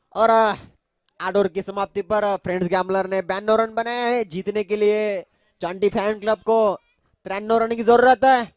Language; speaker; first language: Hindi; non-native, local second language; Marathi